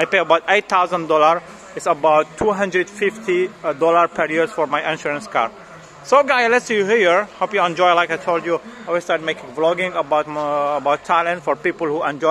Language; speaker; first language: English; non-native, learner; French